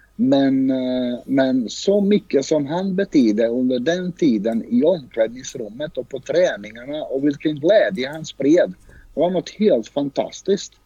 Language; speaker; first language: Swedish; early bilingual, other home language; Bosnian